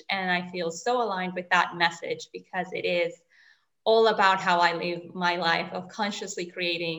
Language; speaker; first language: English; non-native, fluent; Spanish